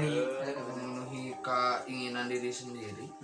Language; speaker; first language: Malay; non-native, local second language; Sundanese